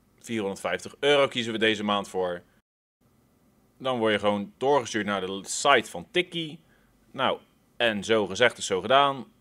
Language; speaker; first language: Dutch; native; Dutch